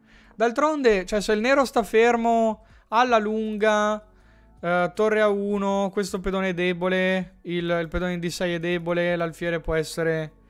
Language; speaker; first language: Italian; native; Italian